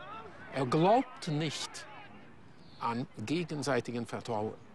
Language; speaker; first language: German; non-native, fluent; Hungarian